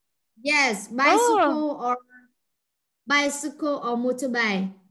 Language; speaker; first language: English; non-native, learner; Vietnamese